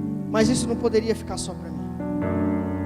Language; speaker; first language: Portuguese; native; Portuguese